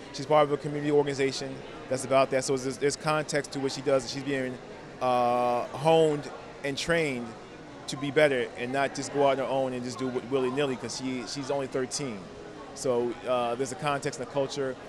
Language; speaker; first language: English; native; English